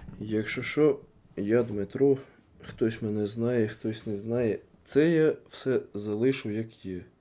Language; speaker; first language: Ukrainian; non-native, local second language; Russian